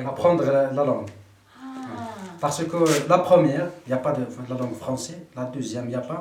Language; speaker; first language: French; non-native, learner; Central Atlas Tamazight